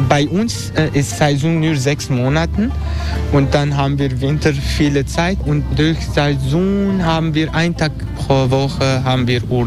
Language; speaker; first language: German; non-native, fluent; Turkish